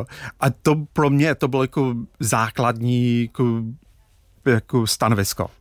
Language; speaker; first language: Czech; non-native, fluent; English